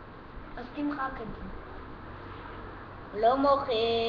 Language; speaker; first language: Hebrew; early bilingual, other home language; Russian